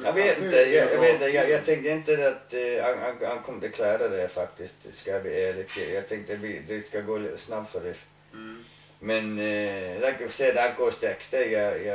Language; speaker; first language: Swedish; non-native, learner; English